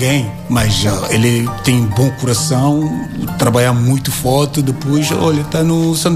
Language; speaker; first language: Portuguese; non-native, learner; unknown